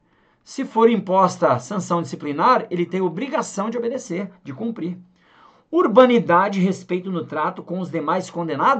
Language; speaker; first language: Portuguese; native; Portuguese